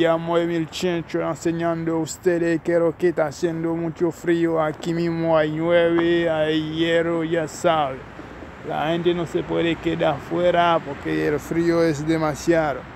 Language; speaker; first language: Spanish; non-native, learner; Haitian Creole